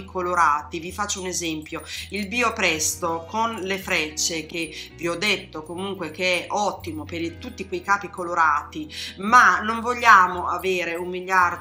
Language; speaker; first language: Italian; native; Italian